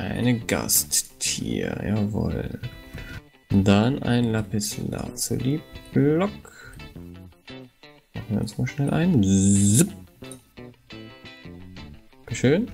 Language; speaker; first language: German; native; German